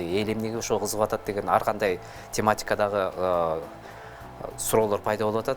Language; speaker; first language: Kyrgyz; native; Kyrgyz